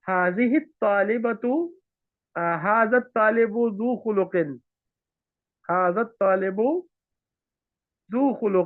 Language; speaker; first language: Arabic; non-native, fluent; Urdu